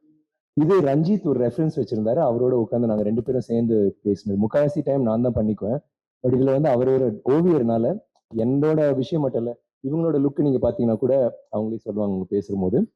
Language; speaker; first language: Tamil; native; Tamil